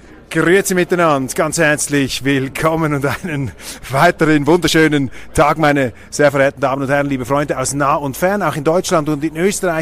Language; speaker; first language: German; native; German